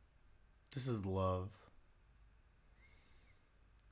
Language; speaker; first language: English; native; English